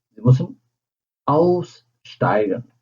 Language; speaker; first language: German; non-native, fluent; Urdu